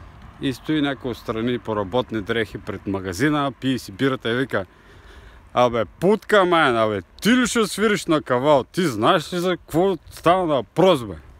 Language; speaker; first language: Bulgarian; native; Bulgarian